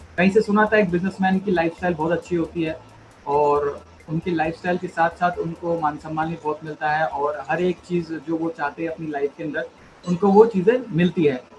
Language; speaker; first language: Hindi; early bilingual, other home language; Nepali